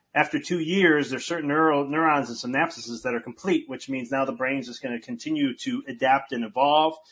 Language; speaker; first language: English; native; English